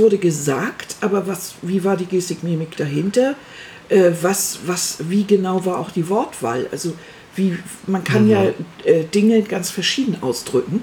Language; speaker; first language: German; native; German